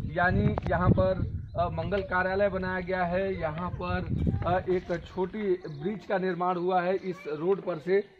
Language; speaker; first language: Hindi; non-native, local second language; Marathi